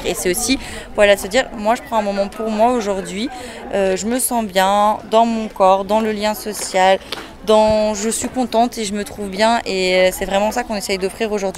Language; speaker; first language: French; native; French